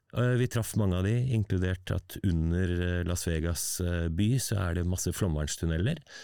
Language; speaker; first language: Norwegian; native; Norwegian